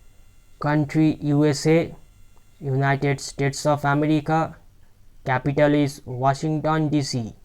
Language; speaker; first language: English; non-native, local second language; Bangla